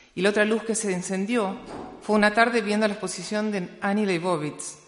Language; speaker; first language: Spanish; native; Spanish